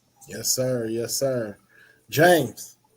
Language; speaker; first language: English; native; English